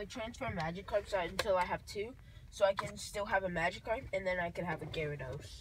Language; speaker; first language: English; native; English